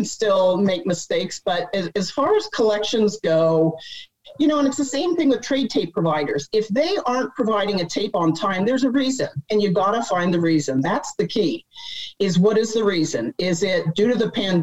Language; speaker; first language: English; native; English